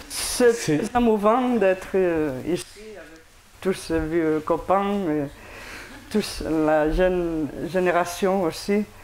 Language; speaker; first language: French; non-native, fluent; Spanish